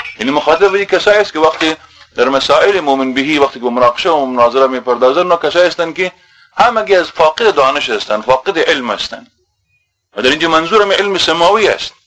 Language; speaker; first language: Persian; native; Persian